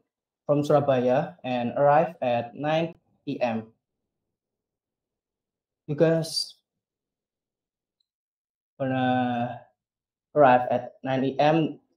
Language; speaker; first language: English; non-native, learner; Indonesian